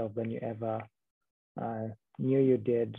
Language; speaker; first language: English; non-native, local second language; Kinyarwanda